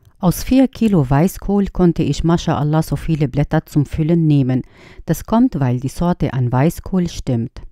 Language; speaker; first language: German; non-native, fluent; Arabic